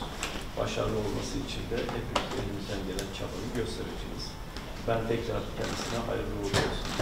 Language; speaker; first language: Turkish; native; Turkish